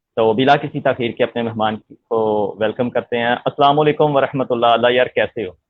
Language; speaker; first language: Urdu; non-native, local second language; Punjabi